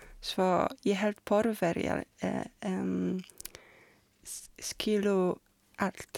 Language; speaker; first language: Icelandic; non-native, learner; Polish